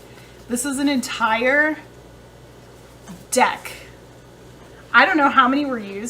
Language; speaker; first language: English; native; English